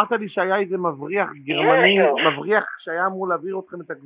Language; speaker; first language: Hebrew; native; Hebrew